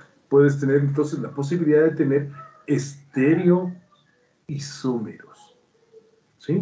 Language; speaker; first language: Spanish; native; Spanish